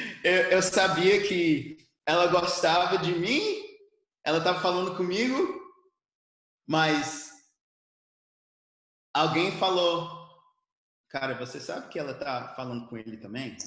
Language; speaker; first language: Portuguese; early bilingual, other home language; English